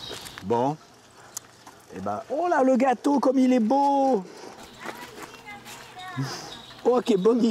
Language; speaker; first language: French; native; French